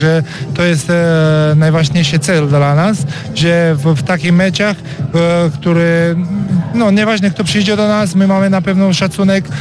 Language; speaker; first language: Polish; non-native, learner; Romanian